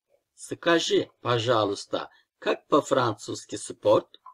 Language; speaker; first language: Russian; non-native, fluent; Turkish